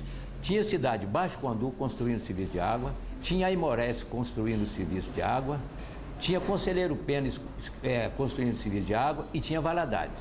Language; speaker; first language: Portuguese; native; Portuguese